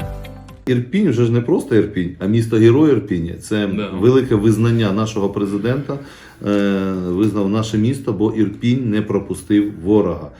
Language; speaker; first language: Ukrainian; native; Ukrainian